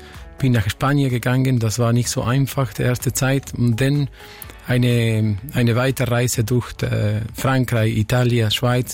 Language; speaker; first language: German; non-native, fluent; Spanish